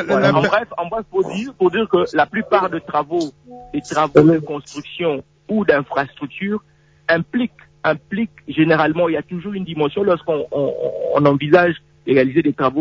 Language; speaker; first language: French; non-native, local second language; Lingala